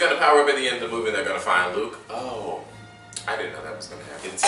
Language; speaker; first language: English; native; English